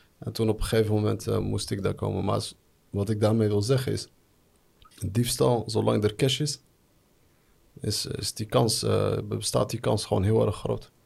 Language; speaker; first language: Dutch; early bilingual, other home language; Arabic